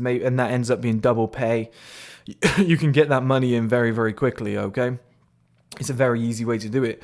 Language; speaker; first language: English; native; English